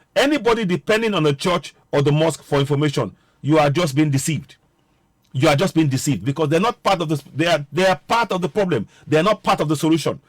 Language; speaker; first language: English; non-native, local second language; Yoruba